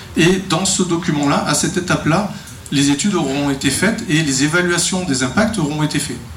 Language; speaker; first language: French; native; French